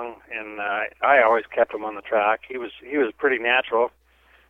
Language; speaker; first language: English; native; English